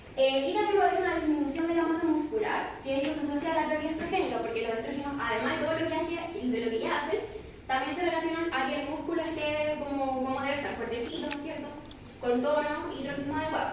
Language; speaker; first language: Spanish; native; Spanish